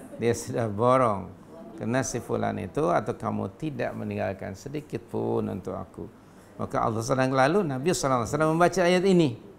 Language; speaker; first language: Malay; non-native, local second language; Sundanese